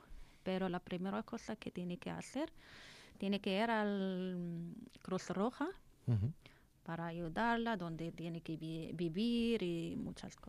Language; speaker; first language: Spanish; non-native, learner; Arabic